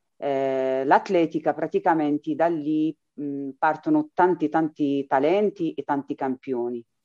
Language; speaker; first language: Italian; non-native, fluent; Arabic